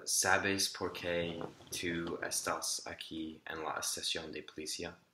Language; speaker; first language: Spanish; non-native, learner; English